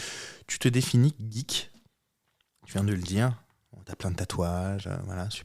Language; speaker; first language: French; native; French